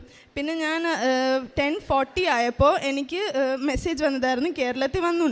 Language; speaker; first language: Malayalam; early bilingual, heritage; Malayalam